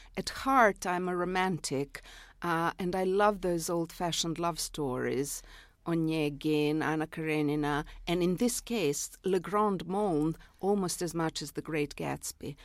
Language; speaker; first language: English; non-native, fluent; Serbian